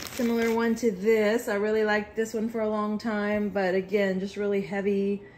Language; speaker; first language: English; native; English